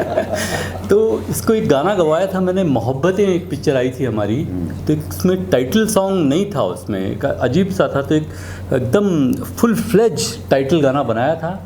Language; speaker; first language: Hindi; native; Hindi